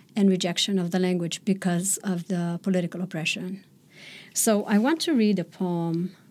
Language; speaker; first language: English; non-native, fluent; Romanian